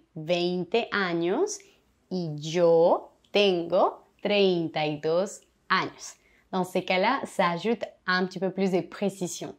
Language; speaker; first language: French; non-native, fluent; Spanish